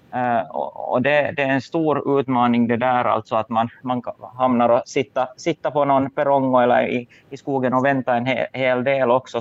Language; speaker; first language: Swedish; native; Swedish